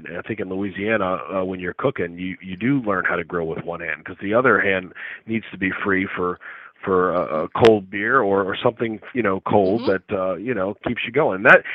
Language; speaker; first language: English; native; English